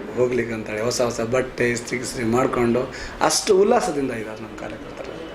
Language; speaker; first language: Kannada; non-native, local second language; Lambadi